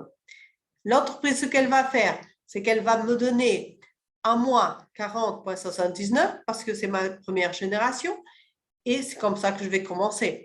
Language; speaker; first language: French; early bilingual, other home language; Portuguese